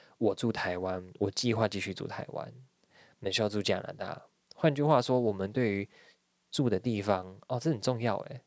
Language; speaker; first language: Chinese; native; Chinese